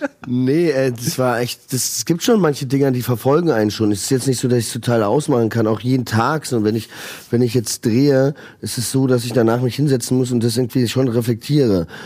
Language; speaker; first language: German; early bilingual, heritage; Croatian